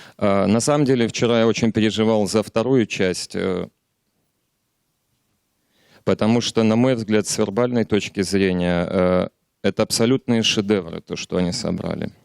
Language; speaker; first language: Russian; native; Russian